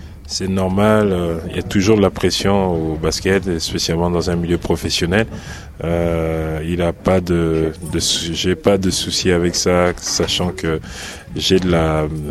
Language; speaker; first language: French; native; French